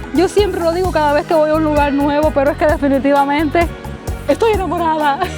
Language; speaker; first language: Spanish; native; Spanish